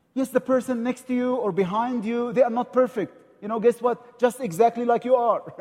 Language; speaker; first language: English; non-native, fluent; Arabic